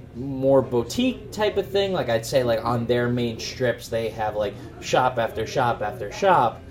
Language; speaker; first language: English; native; English